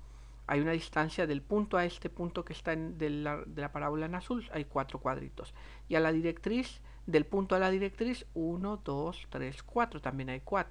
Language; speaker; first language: Spanish; native; Spanish